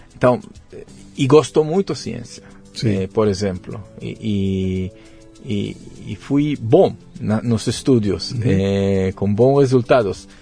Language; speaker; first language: Portuguese; non-native, learner; Hebrew